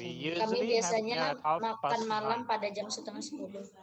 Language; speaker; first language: Indonesian; non-native, learner; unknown